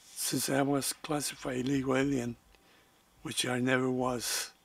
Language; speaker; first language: English; non-native, fluent; Spanish